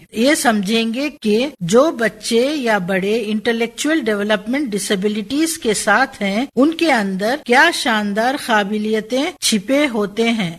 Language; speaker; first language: Urdu; native; Urdu